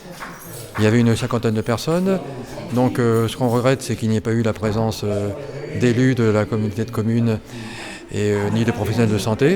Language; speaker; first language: French; native; French